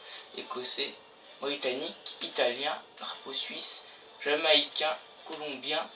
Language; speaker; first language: French; native; French